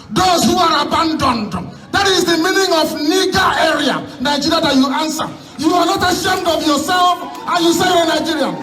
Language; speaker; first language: English; non-native, local second language; Igbo